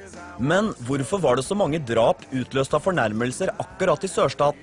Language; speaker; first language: Norwegian; native; Norwegian